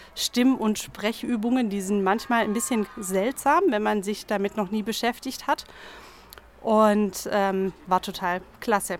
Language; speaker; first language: German; native; German